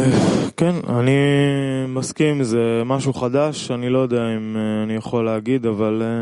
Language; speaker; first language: Hebrew; non-native, fluent; Russian